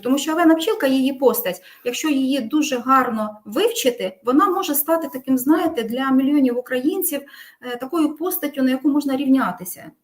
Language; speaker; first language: Ukrainian; native; Ukrainian